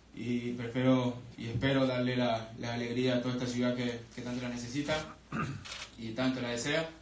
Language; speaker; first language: Spanish; native; Spanish